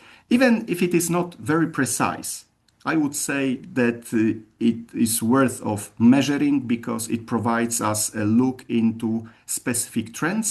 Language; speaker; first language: English; non-native, fluent; Polish